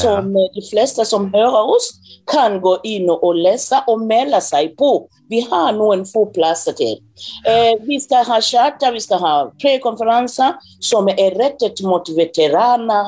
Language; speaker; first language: Norwegian; non-native, fluent; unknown